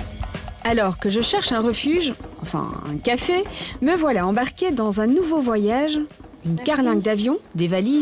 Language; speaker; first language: French; native; French